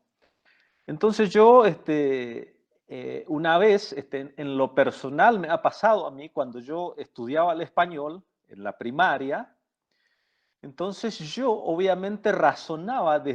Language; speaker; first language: Spanish; non-native, local second language; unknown